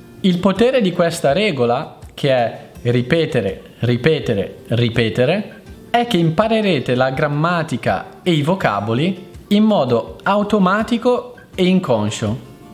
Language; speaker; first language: Italian; native; Italian